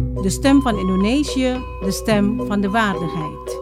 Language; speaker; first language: Dutch; non-native, fluent; Indonesian